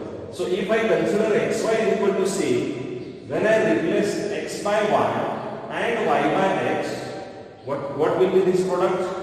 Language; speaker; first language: English; non-native, local second language; Marathi